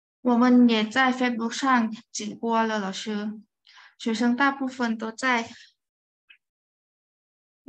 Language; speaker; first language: Chinese; non-native, fluent; Thai